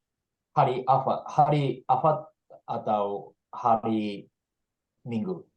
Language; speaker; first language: Indonesian; non-native, learner; Japanese